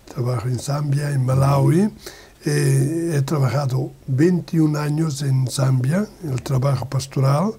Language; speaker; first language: Spanish; non-native, learner; Portuguese